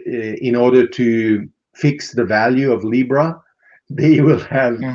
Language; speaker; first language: English; non-native, fluent; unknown